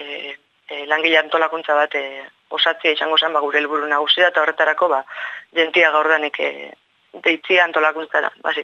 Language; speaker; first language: Basque; native; Basque